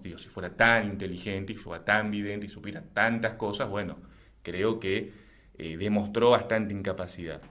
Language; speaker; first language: Spanish; native; Spanish